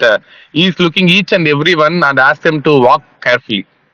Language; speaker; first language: English; non-native, local second language; Tamil